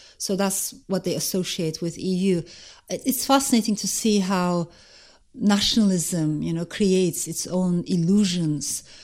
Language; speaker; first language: English; non-native, fluent; Turkish